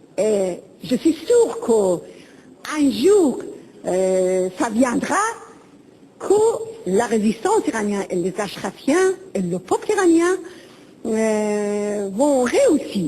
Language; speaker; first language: French; non-native, fluent; Persian